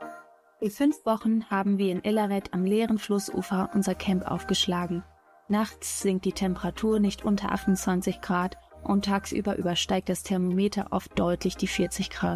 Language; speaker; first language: German; native; German